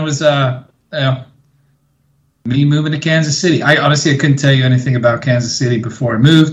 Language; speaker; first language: English; native; English